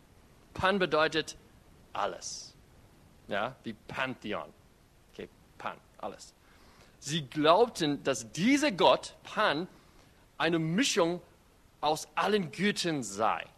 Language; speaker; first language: German; non-native, fluent; English